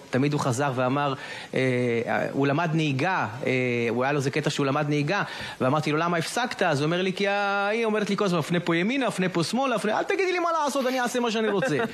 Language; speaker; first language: Hebrew; native; Hebrew